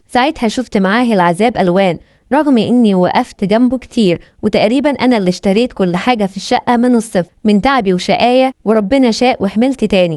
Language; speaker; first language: Arabic; native; Arabic